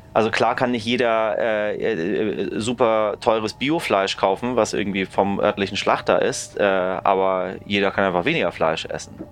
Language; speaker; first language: German; early bilingual, other home language; Persian